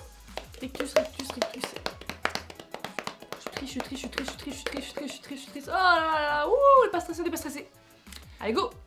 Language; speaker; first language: French; native; French